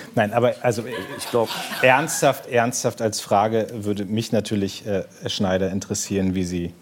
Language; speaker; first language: German; native; German